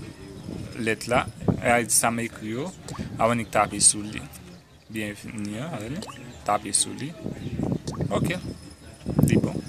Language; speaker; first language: French; non-native, local second language; Haitian Creole